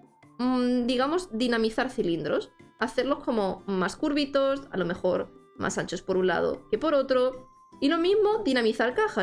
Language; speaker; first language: Spanish; native; Spanish